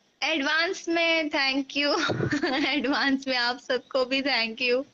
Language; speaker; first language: Hindi; native; Hindi